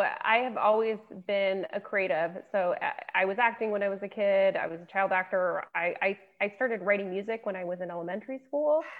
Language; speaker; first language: English; native; English